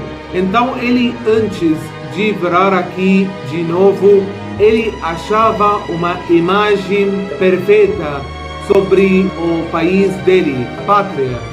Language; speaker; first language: Portuguese; non-native, fluent; Arabic